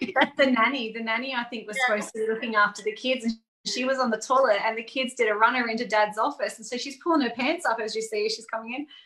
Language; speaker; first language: English; native; English